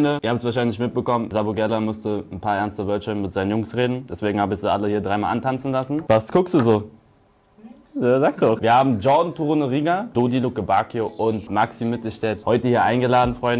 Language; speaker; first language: German; native; German